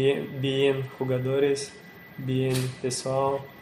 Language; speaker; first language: Spanish; non-native, learner; Portuguese